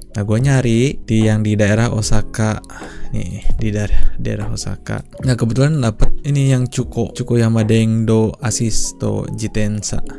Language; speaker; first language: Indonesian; native; Indonesian